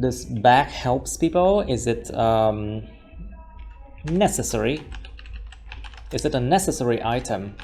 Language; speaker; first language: English; non-native, fluent; Vietnamese